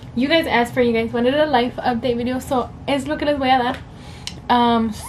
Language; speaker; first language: English; early bilingual, other home language; Spanish